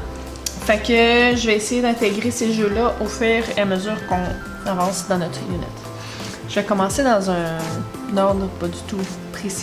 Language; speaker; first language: French; native; French